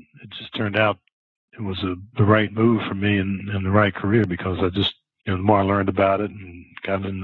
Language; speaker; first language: English; native; English